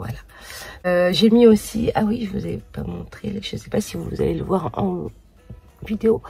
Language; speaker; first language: French; native; French